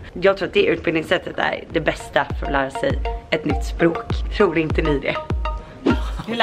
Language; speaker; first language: Swedish; native; Swedish